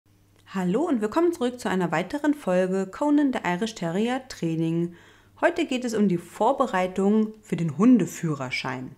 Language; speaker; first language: German; native; German